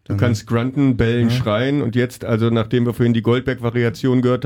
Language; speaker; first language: German; native; German